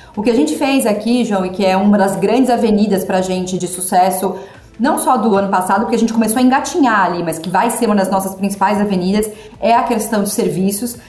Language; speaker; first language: Portuguese; native; Portuguese